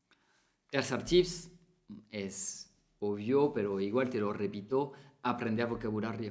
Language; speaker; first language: Spanish; non-native, fluent; French